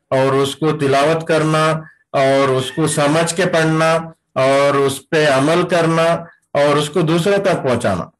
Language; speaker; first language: Urdu; native; Urdu